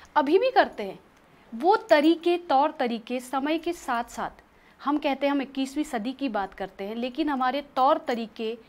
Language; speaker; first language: Hindi; native; Hindi